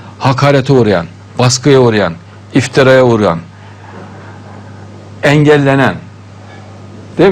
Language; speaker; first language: Turkish; native; Turkish